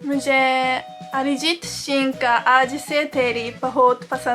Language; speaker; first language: Hindi; non-native, learner; Japanese